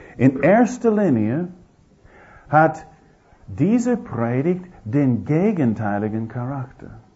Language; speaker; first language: German; non-native, fluent; English